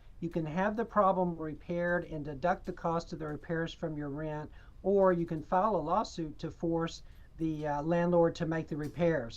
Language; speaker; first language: English; native; English